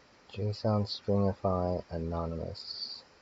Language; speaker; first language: English; native; English